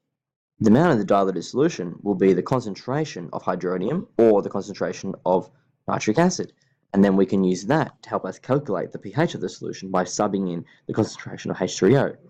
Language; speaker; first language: English; native; English